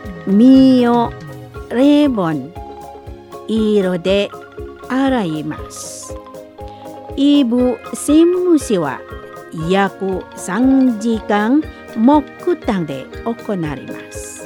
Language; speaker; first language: Japanese; non-native, learner; Indonesian